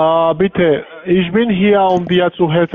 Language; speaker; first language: German; non-native, learner; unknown